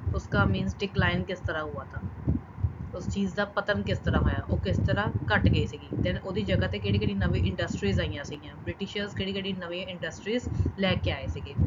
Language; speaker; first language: Hindi; non-native, local second language; Punjabi